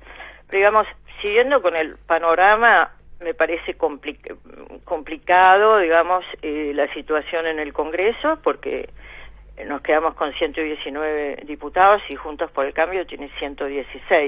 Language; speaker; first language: Spanish; native; Spanish